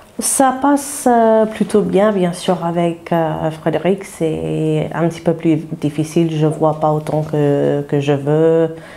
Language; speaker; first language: French; non-native, fluent; English